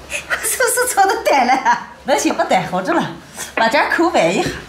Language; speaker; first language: Chinese; native; Chinese